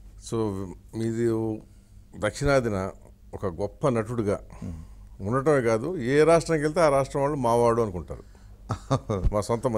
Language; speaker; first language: Telugu; native; Telugu